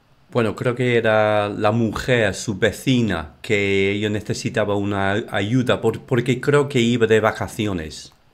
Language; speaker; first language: Spanish; non-native, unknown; English